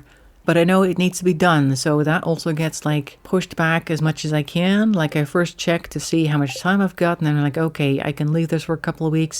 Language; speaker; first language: English; non-native, fluent; Dutch